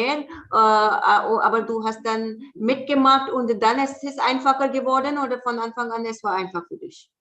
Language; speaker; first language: German; non-native, fluent; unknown